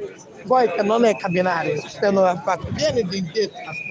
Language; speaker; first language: Italian; non-native, learner; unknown